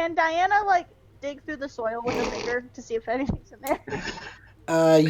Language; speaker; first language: English; native; English